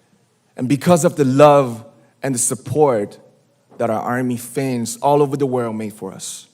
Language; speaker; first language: English; non-native, fluent; Korean